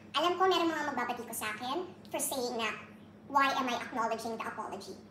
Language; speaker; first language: Filipino; native; Filipino